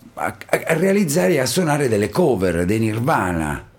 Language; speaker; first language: Italian; native; Italian